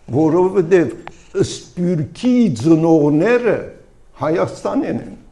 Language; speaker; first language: Armenian; early bilingual, heritage; Armenian